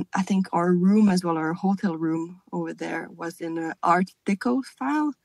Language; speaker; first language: English; non-native, fluent; French